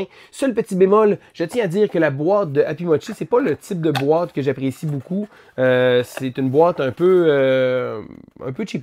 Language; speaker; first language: French; native; French